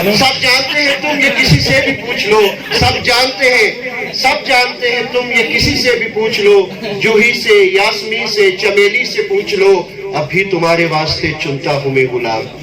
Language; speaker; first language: Urdu; non-native, local second language; Pahari-Potwari